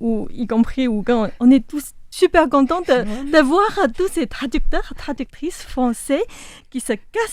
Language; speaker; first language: French; non-native, fluent; Chinese